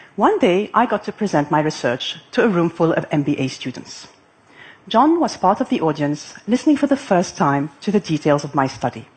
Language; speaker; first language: English; non-native, fluent; Arabic